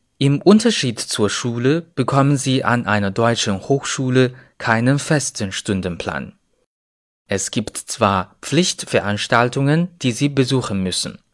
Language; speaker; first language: German; non-native, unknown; Chinese